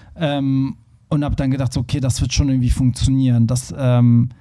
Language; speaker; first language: German; early bilingual, other home language; Persian